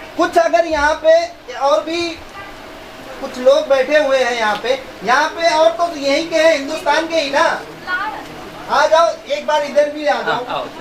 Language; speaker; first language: Hindi; native; Hindi